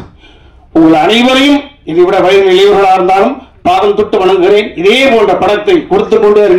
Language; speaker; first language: Tamil; native; Tamil